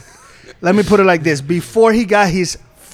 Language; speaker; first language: English; non-native, fluent; Spanish